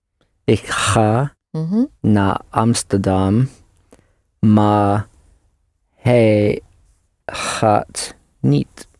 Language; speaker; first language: Dutch; non-native, learner; English